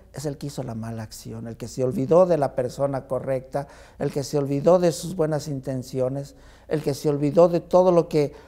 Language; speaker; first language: Spanish; native; Spanish